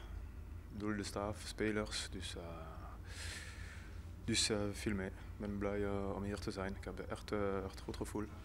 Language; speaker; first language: Dutch; non-native, fluent; French